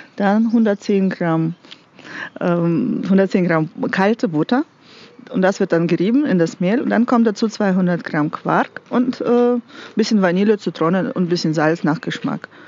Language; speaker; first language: German; non-native, fluent; Russian